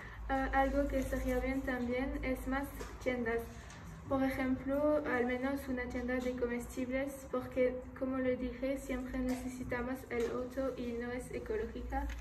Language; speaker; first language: Spanish; non-native, learner; French